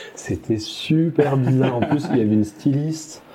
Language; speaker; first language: French; native; French